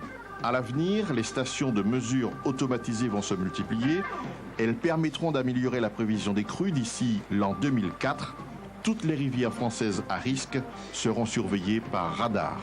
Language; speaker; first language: French; native; French